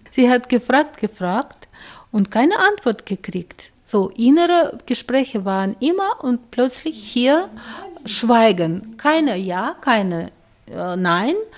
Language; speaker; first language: German; non-native, fluent; Russian